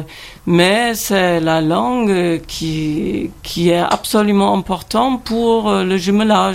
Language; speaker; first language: French; non-native, fluent; German